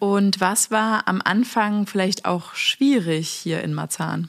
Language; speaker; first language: German; native; German